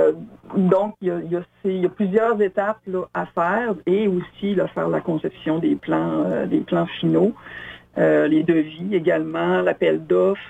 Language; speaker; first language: French; native; French